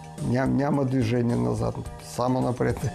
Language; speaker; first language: Bulgarian; non-native, learner; Russian